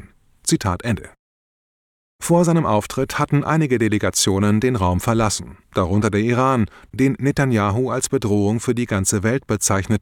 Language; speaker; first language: German; native; German